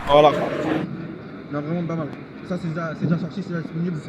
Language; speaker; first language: French; native; French